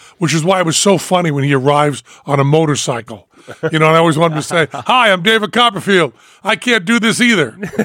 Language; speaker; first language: English; native; English